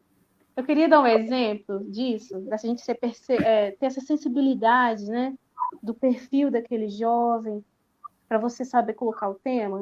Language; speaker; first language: Portuguese; native; Portuguese